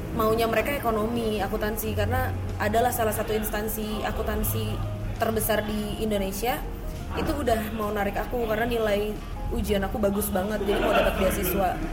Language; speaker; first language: Indonesian; native; Indonesian